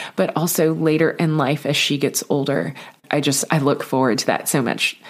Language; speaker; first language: English; native; English